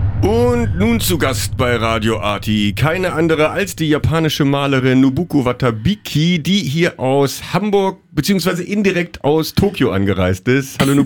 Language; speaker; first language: German; native; German